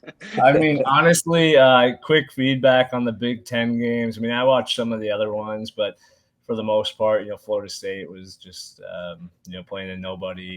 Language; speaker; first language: English; native; English